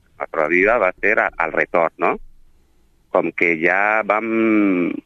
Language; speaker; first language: Catalan; non-native, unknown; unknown